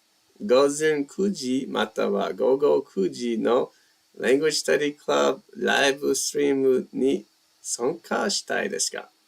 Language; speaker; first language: Japanese; non-native, learner; English